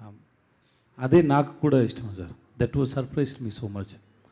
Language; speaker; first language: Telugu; non-native, learner; Tamil